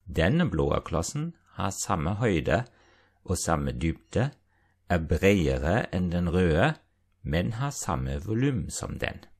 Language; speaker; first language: Norwegian; non-native, fluent; German